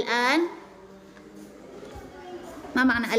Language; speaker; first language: Arabic; non-native, fluent; Indonesian